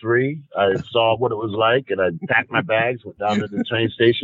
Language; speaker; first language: English; native; English